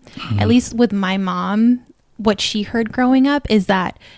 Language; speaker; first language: English; native; English